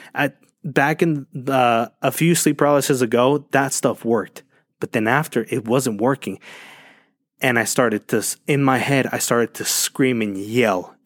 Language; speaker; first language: English; early bilingual, other home language; Spanish